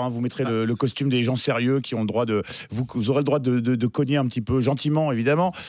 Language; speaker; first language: French; native; French